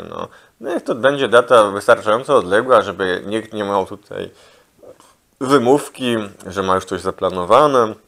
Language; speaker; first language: Polish; early bilingual, heritage; Polish